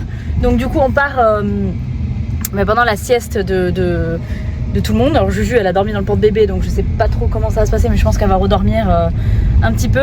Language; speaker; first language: French; native; French